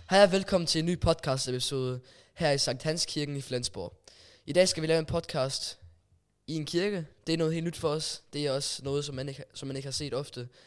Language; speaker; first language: Danish; non-native, local second language; German